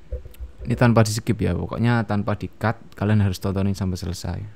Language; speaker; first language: Indonesian; native; Indonesian